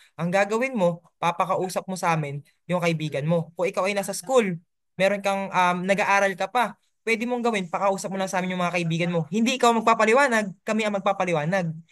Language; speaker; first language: Filipino; native; Filipino